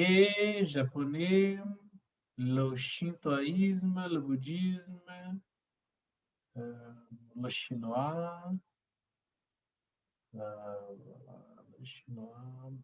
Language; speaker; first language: French; non-native, fluent; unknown